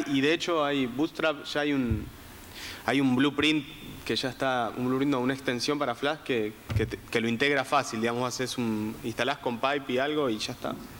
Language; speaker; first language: Spanish; native; Spanish